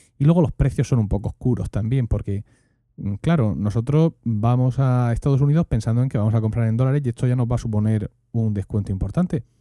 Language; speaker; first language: Spanish; native; Spanish